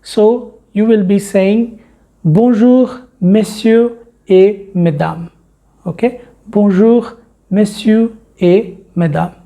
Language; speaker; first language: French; non-native, fluent; Hindi